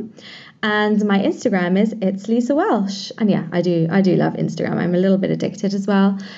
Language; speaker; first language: English; native; English